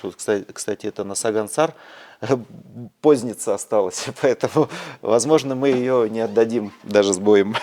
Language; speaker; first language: Russian; native; Russian